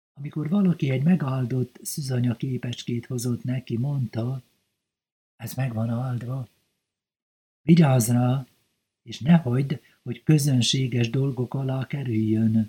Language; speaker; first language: Hungarian; native; Hungarian